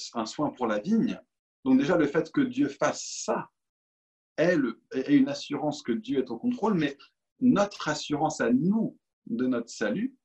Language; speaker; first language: French; native; French